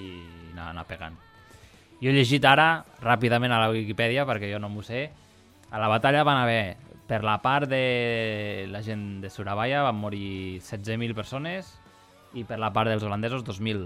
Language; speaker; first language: Catalan; native; Catalan